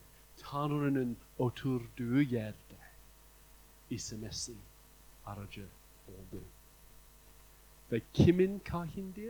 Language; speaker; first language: Turkish; non-native, fluent; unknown